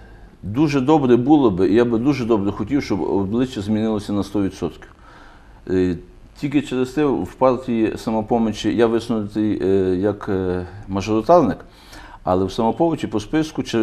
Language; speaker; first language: Ukrainian; native; Ukrainian